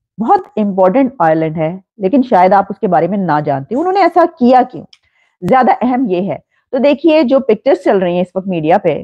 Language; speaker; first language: Hindi; native; Hindi